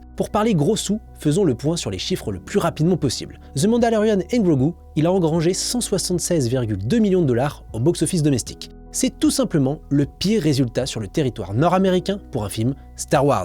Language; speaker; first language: French; native; French